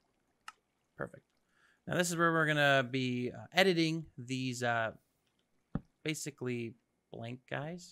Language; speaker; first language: English; native; English